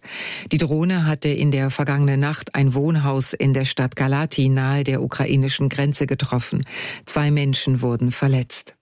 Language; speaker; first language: German; native; German